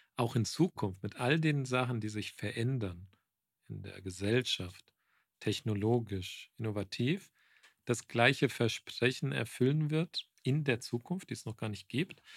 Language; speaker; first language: German; native; German